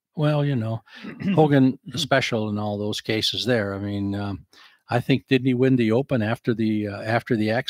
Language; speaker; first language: English; native; English